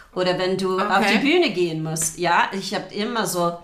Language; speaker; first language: German; non-native, fluent; English